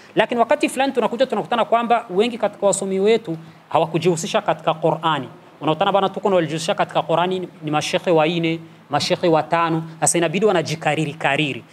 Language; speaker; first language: Swahili; native; Swahili